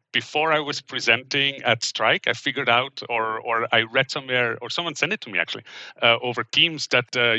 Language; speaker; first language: English; non-native, fluent; Dutch